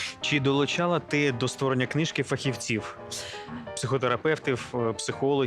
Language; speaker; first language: Ukrainian; native; Ukrainian